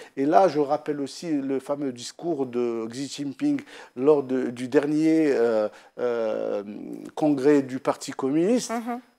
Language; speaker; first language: French; non-native, local second language; Arabic